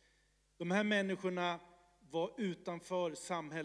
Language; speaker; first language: Swedish; early bilingual, other home language; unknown